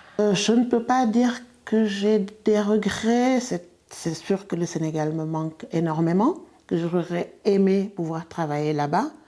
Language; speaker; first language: French; non-native, local second language; Wolof